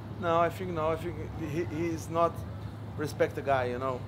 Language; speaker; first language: English; non-native, learner; Portuguese